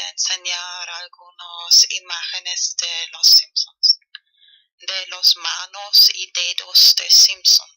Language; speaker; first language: Spanish; non-native, learner; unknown